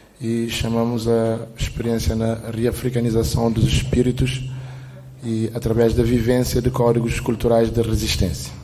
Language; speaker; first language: Portuguese; non-native, local second language; Kabuverdianu